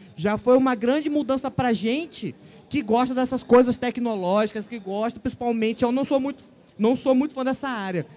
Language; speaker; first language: Portuguese; native; Portuguese